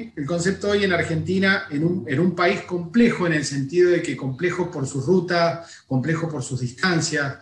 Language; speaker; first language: Spanish; native; Spanish